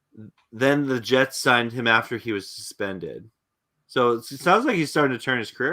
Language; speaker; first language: English; native; English